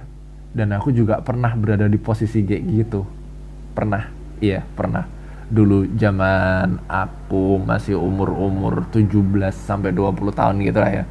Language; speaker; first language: Indonesian; native; Indonesian